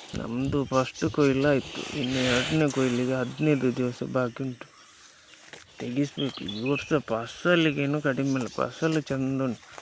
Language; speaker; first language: Kannada; non-native, local second language; Tulu